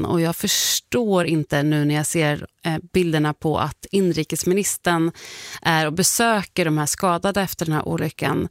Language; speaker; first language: Swedish; native; Swedish